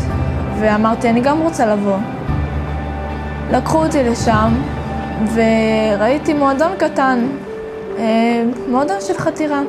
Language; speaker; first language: Hebrew; early bilingual, other home language; Russian